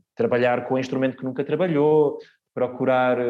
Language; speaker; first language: Portuguese; early bilingual, other home language; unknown